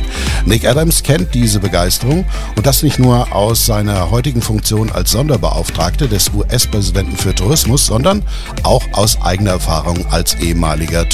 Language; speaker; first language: German; native; German